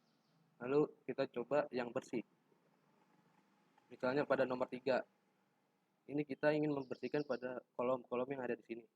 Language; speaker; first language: Indonesian; native; Indonesian